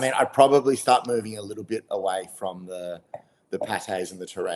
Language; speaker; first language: English; native; English